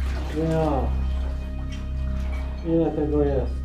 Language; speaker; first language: Polish; native; Polish